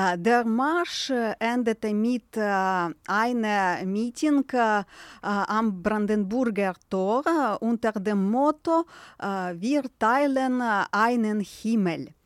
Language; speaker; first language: German; non-native, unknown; Ukrainian